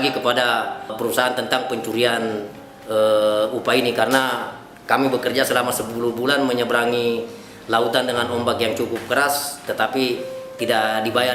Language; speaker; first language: Indonesian; non-native, local second language; Buginese